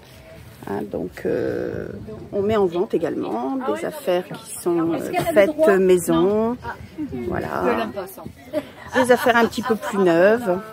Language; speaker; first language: French; native; French